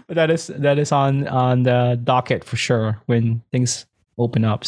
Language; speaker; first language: English; non-native, local second language; Filipino